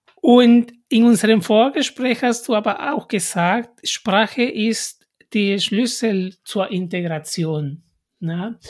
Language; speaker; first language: German; non-native, fluent; Spanish